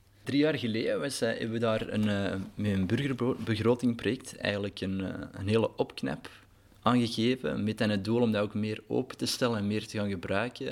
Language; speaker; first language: Dutch; native; Dutch